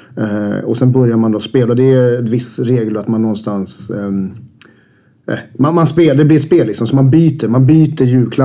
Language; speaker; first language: Swedish; native; Swedish